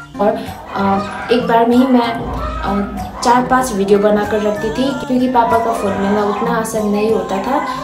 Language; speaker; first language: Hindi; non-native, local second language; Nepali